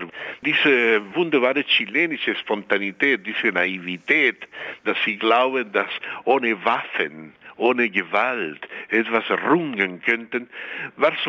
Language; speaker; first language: German; non-native, fluent; Spanish